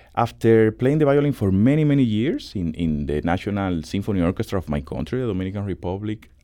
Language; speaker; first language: English; non-native, fluent; Spanish